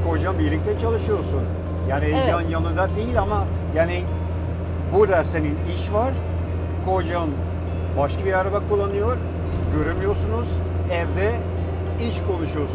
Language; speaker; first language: Turkish; non-native, fluent; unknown